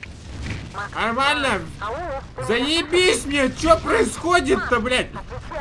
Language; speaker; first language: Russian; native; Russian